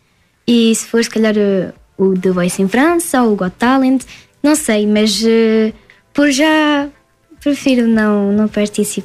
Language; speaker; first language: Portuguese; early bilingual, heritage; French